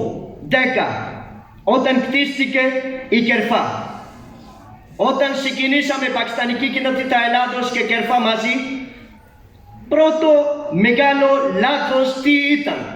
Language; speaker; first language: Greek; non-native, fluent; Urdu